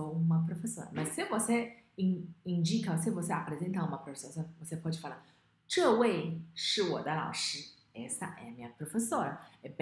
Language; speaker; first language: Portuguese; non-native, fluent; Chinese